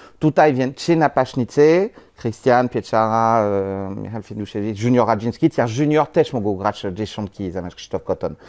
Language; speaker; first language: Polish; non-native, learner; French